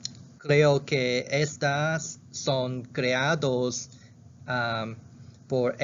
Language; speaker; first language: Spanish; non-native, learner; Chinese